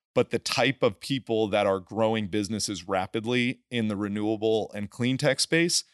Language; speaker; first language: English; native; English